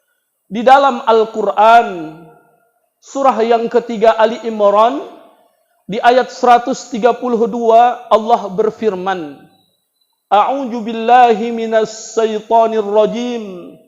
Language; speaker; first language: Indonesian; native; Indonesian